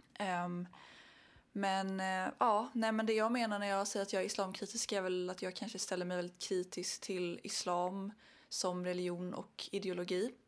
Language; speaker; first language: Swedish; early bilingual, other home language; Arabic